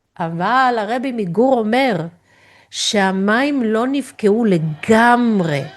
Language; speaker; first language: Hebrew; non-native, fluent; English